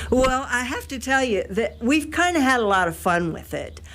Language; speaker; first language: English; native; English